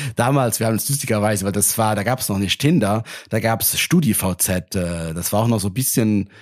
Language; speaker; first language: German; non-native, local second language; Luxembourgish